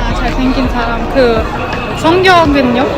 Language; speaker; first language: Korean; non-native, learner; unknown